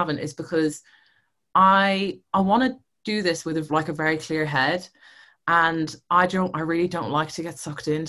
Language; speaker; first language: English; native; English